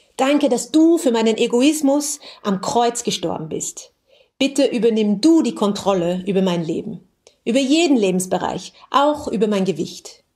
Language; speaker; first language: German; native; German